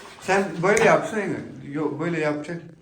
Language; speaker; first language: Turkish; non-native, learner; Urdu